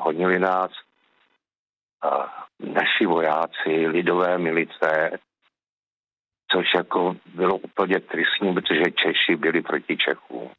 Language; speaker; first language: Czech; native; Czech